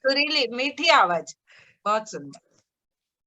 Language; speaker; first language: Hindi; native; Hindi